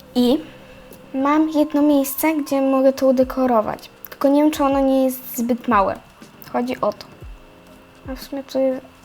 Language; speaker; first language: Polish; native; Polish